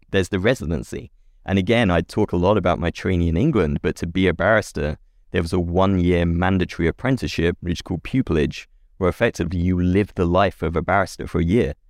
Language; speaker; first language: English; native; English